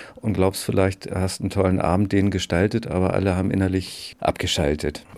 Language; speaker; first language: German; native; German